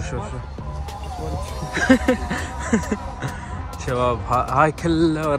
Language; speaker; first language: Arabic; native; Arabic